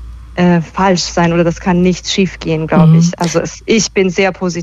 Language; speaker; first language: German; early bilingual, other home language; Persian